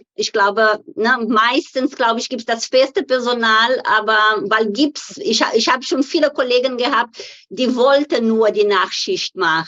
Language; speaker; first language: German; non-native, fluent; Portuguese